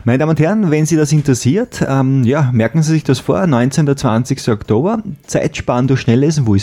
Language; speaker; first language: German; native; German